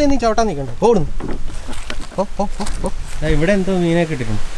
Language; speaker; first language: Malayalam; native; Malayalam